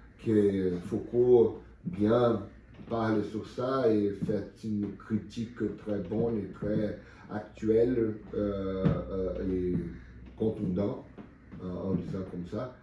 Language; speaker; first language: French; non-native, learner; Portuguese